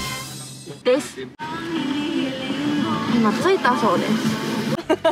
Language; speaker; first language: Japanese; native; Japanese